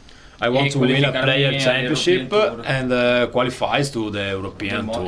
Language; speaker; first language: English; non-native, learner; Italian